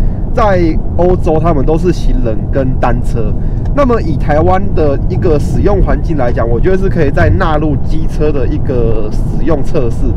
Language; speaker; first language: Chinese; native; Chinese